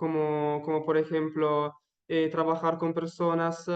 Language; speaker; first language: Spanish; non-native, learner; Italian